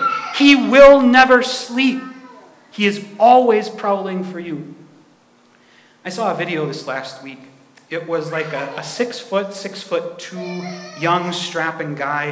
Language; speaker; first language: English; native; English